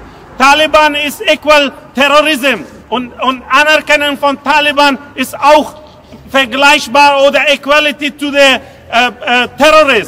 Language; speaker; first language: German; non-native, fluent; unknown